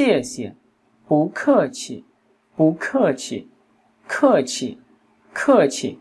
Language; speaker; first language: Chinese; non-native, fluent; Vietnamese